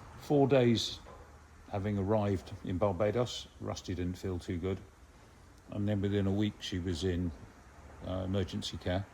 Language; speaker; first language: English; native; English